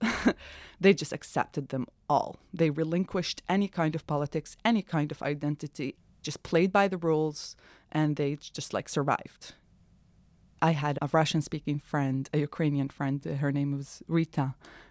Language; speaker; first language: English; non-native, fluent; Arabic